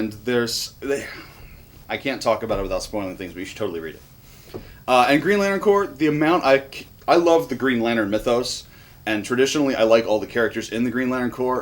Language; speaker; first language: English; native; English